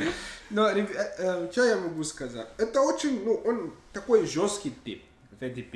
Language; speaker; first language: Russian; non-native, learner; English